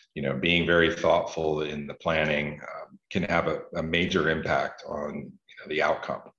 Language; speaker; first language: English; native; English